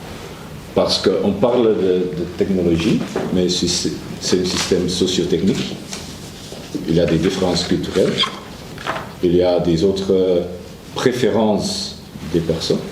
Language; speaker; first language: French; non-native, learner; Dutch